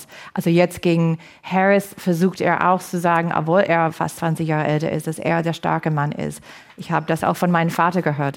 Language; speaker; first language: German; non-native, fluent; English